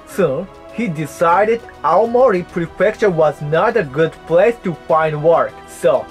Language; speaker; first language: English; non-native, fluent; Japanese